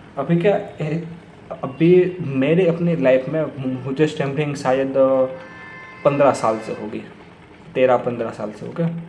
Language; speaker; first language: Hindi; non-native, local second language; Gujarati